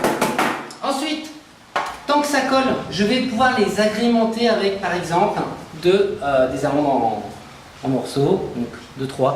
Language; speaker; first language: French; native; French